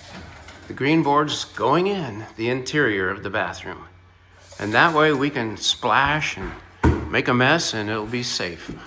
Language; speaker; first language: English; native; English